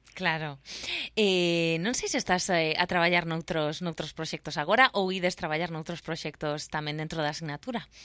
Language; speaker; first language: Galician; native; Galician